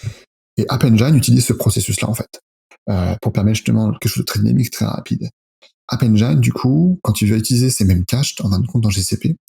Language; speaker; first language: French; native; French